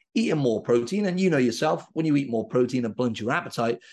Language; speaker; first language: English; native; English